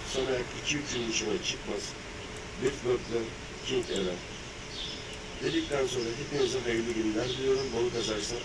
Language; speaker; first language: Turkish; native; Turkish